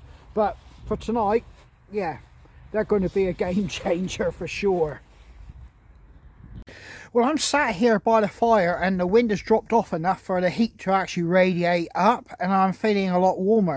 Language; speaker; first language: English; native; English